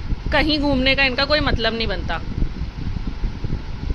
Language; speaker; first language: Hindi; native; Hindi